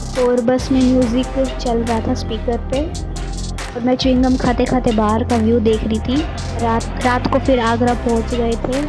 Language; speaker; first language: Hindi; native; Hindi